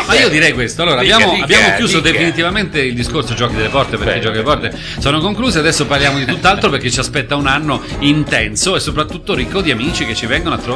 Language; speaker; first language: Italian; native; Italian